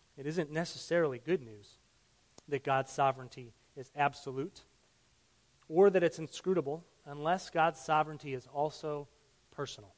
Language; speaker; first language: English; native; English